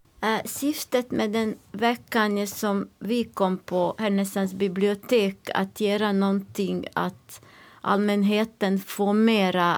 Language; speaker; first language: Swedish; non-native, learner; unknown